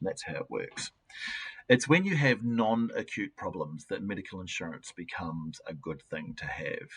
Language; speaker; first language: English; native; English